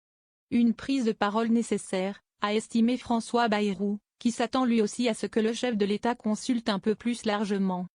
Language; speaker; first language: French; native; French